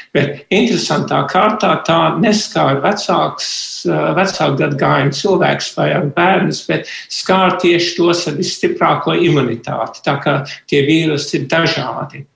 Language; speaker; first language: Latvian; early bilingual, heritage; Latvian